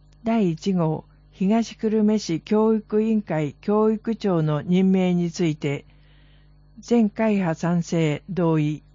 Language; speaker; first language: Japanese; native; Japanese